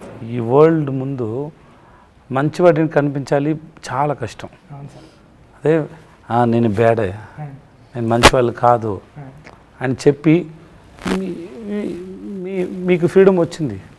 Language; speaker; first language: Telugu; non-native, learner; Tamil